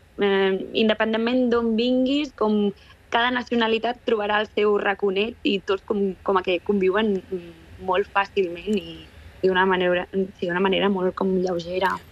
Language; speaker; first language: Catalan; early bilingual, other home language; Bulgarian